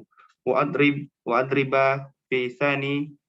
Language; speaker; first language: Arabic; non-native, learner; Indonesian